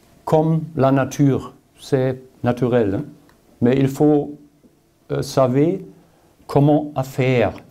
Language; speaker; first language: French; non-native, learner; German